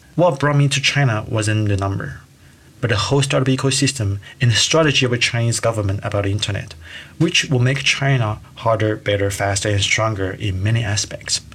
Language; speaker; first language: English; non-native, fluent; Chinese